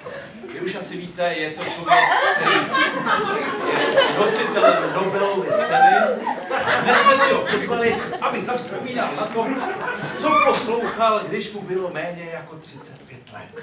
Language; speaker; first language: Czech; native; Czech